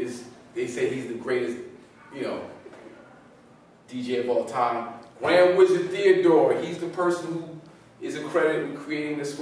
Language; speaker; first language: English; native; English